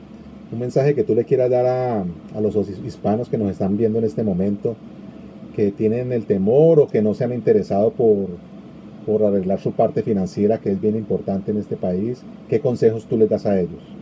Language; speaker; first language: Spanish; native; Spanish